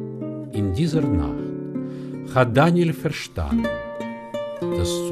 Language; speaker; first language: German; non-native, fluent; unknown